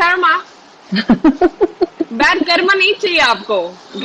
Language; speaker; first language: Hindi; non-native, learner; Swedish